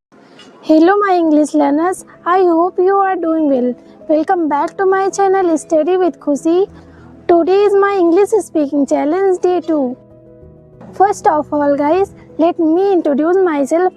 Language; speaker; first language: English; non-native, learner; Hindi